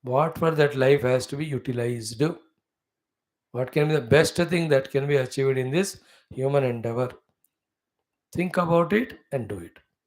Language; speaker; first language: English; non-native, local second language; Hindi